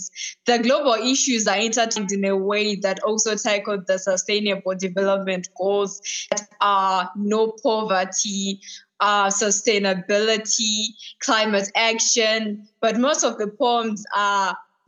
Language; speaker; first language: English; non-native, local second language; Shona